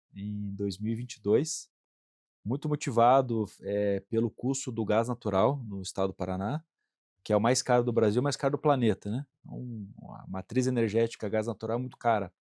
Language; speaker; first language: Portuguese; native; Portuguese